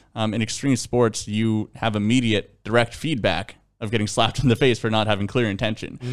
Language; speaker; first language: English; native; English